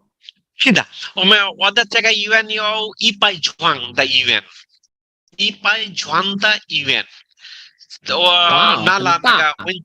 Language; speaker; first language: Chinese; non-native, learner; Bangla